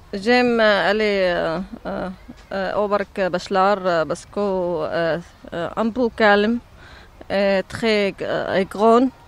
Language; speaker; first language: French; non-native, learner; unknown